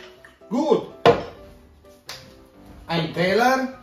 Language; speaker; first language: German; non-native, fluent; Romanian